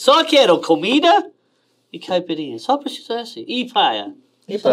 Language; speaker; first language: Portuguese; non-native, learner; English